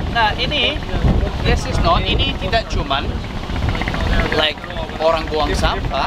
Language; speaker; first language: Indonesian; non-native, fluent; English